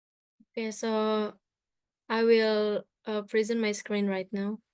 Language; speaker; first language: English; non-native, fluent; Indonesian